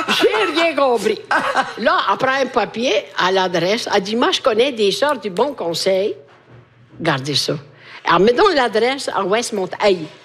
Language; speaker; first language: French; non-native, fluent; Italian